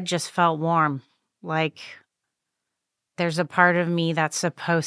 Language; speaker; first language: English; native; English